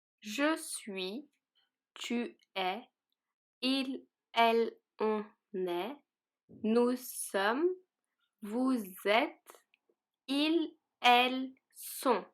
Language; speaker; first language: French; non-native, fluent; Turkish